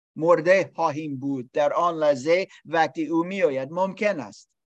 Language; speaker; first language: Persian; non-native, learner; English